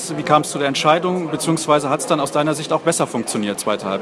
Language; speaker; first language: German; native; German